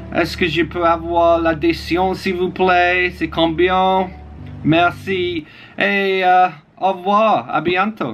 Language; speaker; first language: French; non-native, learner; English